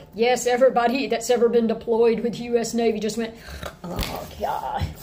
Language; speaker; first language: English; native; English